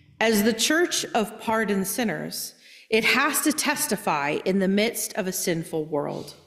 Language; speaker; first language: English; native; English